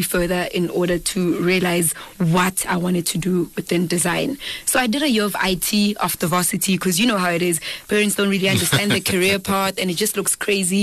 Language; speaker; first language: English; non-native, local second language; Northern Sotho